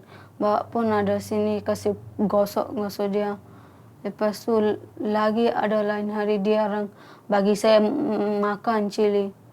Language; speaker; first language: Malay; non-native, learner; Bangla